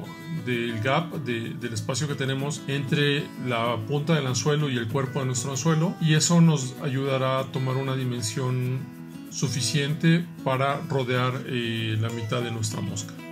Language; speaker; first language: Spanish; native; Spanish